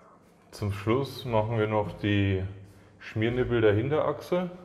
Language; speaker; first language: German; native; German